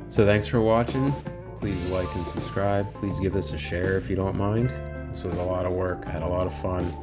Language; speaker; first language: English; native; English